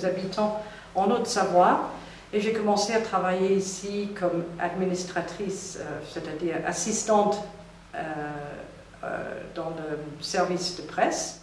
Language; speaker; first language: French; non-native, fluent; English